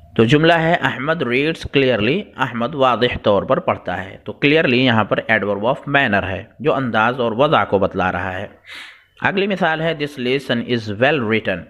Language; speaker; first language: Urdu; native; Urdu